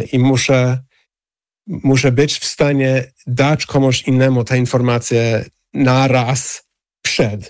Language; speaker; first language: Polish; non-native, fluent; English